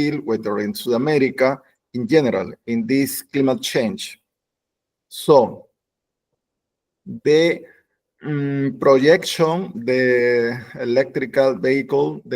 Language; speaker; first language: English; non-native, learner; Spanish